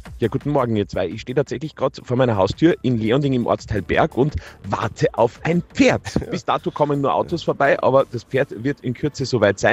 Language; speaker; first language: German; native; German